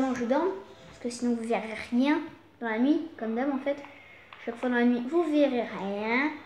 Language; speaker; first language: French; native; French